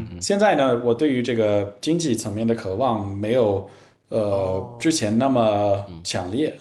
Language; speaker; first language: Chinese; non-native, fluent; English